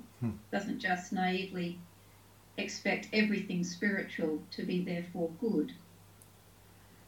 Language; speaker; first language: English; native; English